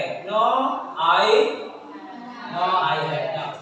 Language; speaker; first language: English; non-native, learner; Indonesian